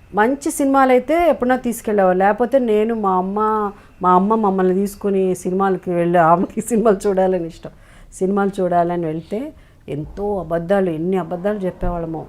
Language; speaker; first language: Telugu; native; Telugu